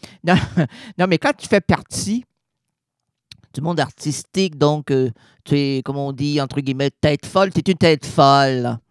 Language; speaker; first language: French; native; French